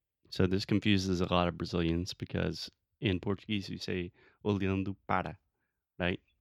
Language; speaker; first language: English; native; English